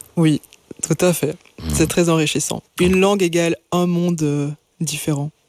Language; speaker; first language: French; native; French